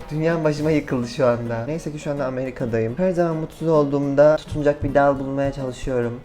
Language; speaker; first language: Turkish; native; Turkish